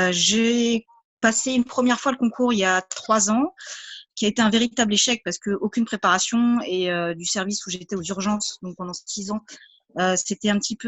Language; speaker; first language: French; native; French